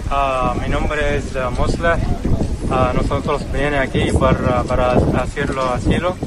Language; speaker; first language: Spanish; non-native, learner; Arabic